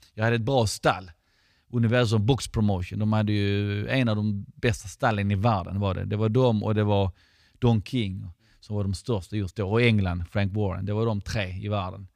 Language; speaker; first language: Swedish; non-native, fluent; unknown